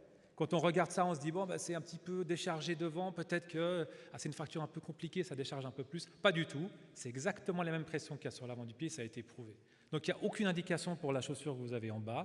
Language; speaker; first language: French; native; French